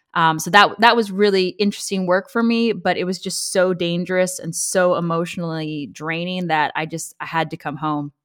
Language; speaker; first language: English; native; English